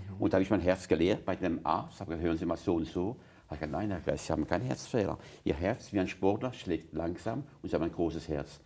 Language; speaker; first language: German; non-native, local second language; French